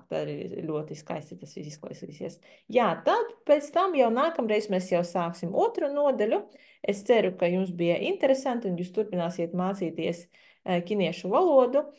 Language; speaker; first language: Latvian; non-native, fluent; Chinese